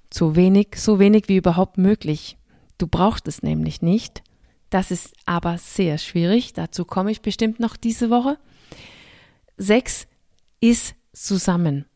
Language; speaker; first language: German; non-native, fluent; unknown